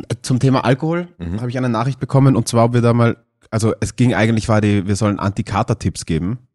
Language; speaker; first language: German; native; German